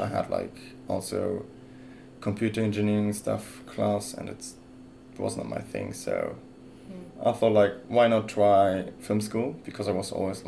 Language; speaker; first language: English; non-native, fluent; Luxembourgish